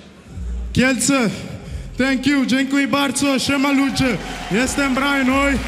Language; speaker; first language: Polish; non-native, learner; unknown